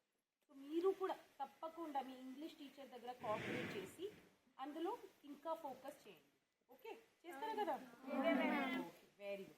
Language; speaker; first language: Telugu; non-native, learner; Hindi